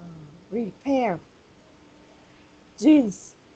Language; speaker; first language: English; non-native, learner; Vietnamese